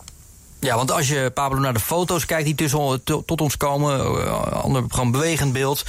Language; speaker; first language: Dutch; native; Dutch